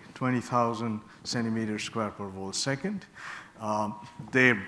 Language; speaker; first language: English; non-native, local second language; Bangla